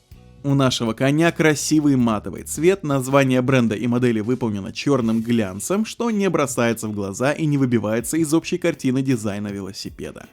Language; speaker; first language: Russian; native; Russian